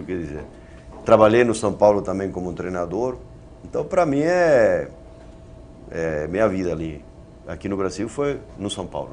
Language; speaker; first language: Portuguese; native; Portuguese